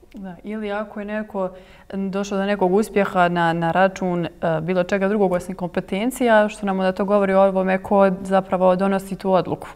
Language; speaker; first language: Croatian; native; Croatian